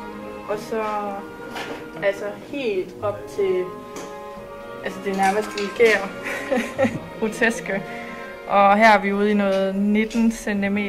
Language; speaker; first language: Danish; native; Danish